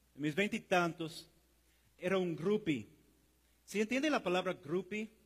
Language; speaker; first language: Spanish; non-native, fluent; English